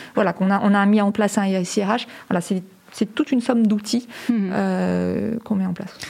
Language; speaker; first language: French; native; French